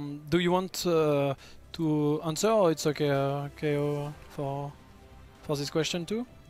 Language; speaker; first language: English; non-native, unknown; French